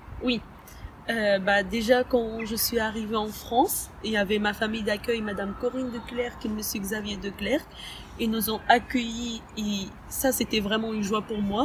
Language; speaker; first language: French; early bilingual, other home language; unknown